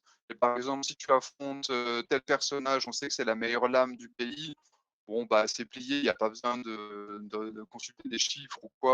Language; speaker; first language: French; native; French